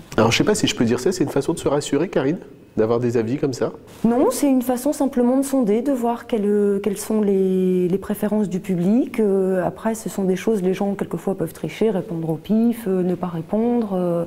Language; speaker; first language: French; native; French